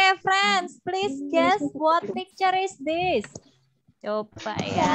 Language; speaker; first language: English; non-native, fluent; Indonesian